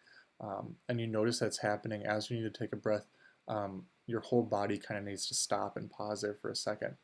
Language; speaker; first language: English; native; English